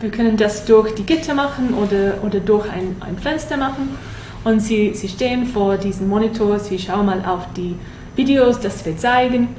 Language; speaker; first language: German; non-native, learner; English